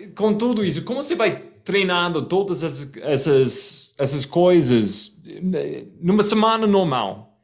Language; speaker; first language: Portuguese; non-native, fluent; English